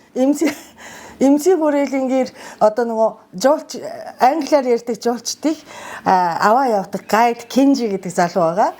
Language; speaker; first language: Mongolian; non-native, fluent; Japanese